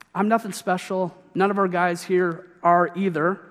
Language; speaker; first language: English; native; English